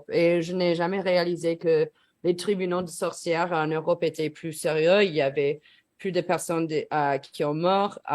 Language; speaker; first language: French; non-native, learner; English